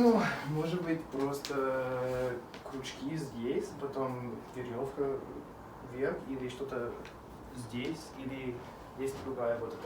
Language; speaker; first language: Russian; non-native, fluent; English